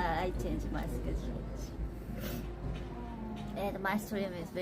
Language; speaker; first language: English; non-native, learner; Japanese